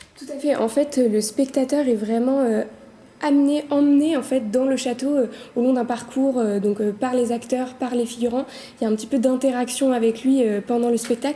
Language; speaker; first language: French; native; French